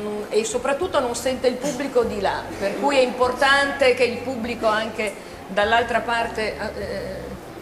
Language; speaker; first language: Italian; native; Italian